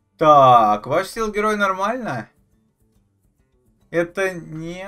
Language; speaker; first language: Russian; native; Russian